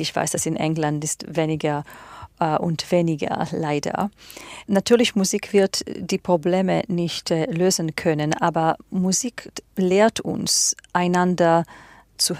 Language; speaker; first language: German; non-native, fluent; Hebrew